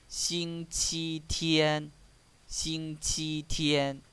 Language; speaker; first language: Chinese; non-native, learner; Hmong